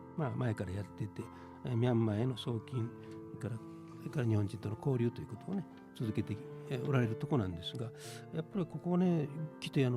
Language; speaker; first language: Japanese; native; Japanese